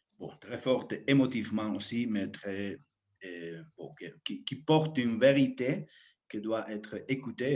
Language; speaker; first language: French; non-native, fluent; Spanish